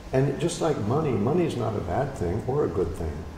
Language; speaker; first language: English; native; English